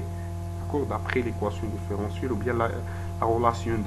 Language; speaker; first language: French; non-native, local second language; Arabic